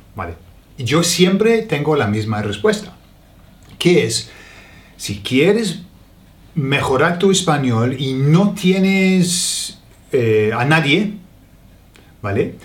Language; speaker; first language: Spanish; non-native, fluent; English